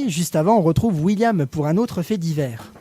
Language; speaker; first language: French; native; French